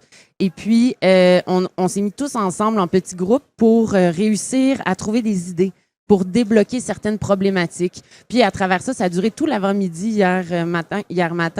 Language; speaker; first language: French; native; French